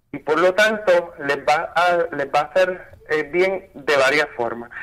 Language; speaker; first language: Spanish; native; Spanish